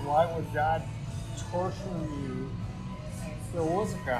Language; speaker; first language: English; native; English